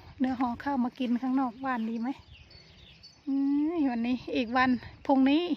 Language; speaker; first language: Thai; native; Thai